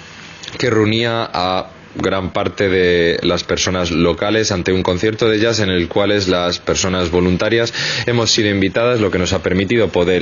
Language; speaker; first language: Spanish; native; Spanish